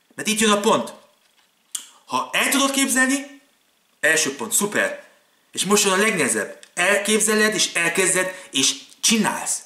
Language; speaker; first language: Hungarian; early bilingual, other home language; German